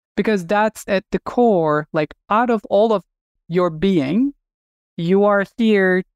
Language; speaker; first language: English; non-native, fluent; Turkish